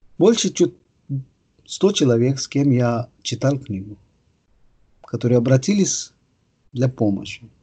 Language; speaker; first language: Russian; non-native, fluent; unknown